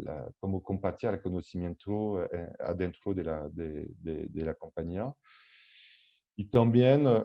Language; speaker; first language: Spanish; non-native, fluent; French